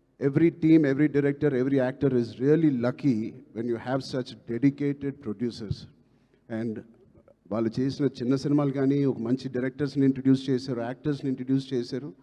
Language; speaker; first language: Telugu; native; Telugu